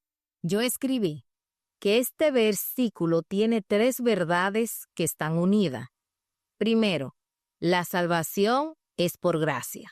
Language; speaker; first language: Spanish; native; Spanish